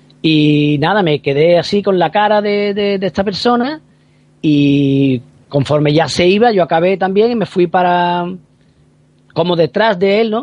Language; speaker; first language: Spanish; native; Spanish